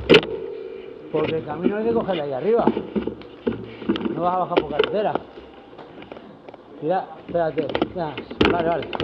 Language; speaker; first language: Spanish; native; Spanish